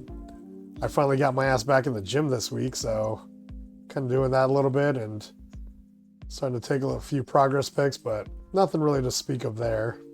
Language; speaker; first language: English; native; English